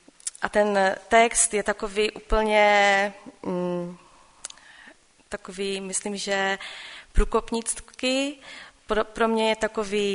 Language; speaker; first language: Czech; non-native, local second language; Polish